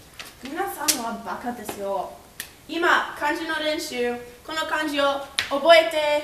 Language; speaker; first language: Japanese; non-native, learner; English